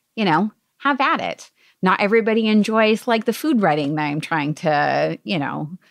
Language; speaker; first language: English; native; English